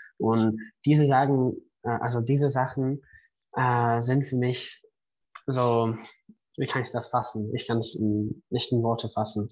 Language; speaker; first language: German; non-native, fluent; Spanish